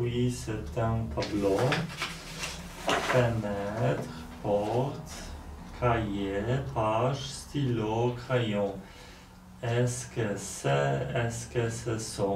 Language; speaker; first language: French; non-native, learner; Polish